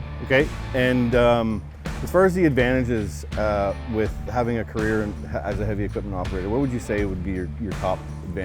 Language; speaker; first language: English; native; English